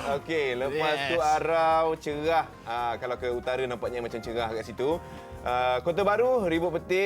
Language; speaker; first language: Malay; native; Malay